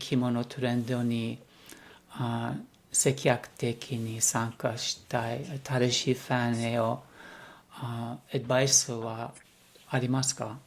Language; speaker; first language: Japanese; non-native, learner; English